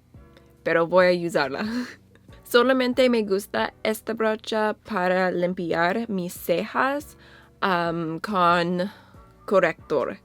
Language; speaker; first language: Spanish; non-native, learner; English